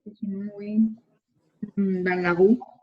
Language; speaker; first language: French; non-native, learner; Spanish